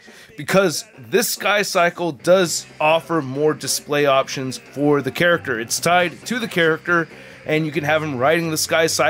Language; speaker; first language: English; native; English